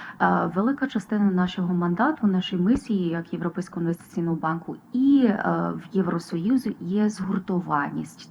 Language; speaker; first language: Ukrainian; non-native, fluent; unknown